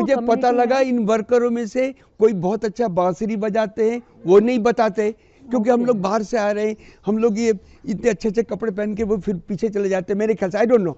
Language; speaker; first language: Hindi; native; Hindi